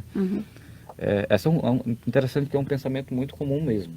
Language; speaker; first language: Portuguese; native; Portuguese